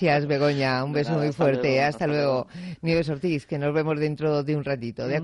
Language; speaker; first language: Spanish; native; Spanish